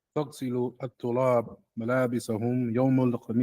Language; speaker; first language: Arabic; non-native, learner; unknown